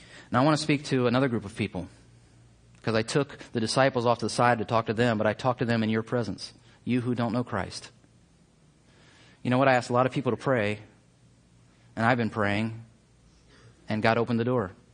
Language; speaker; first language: English; native; English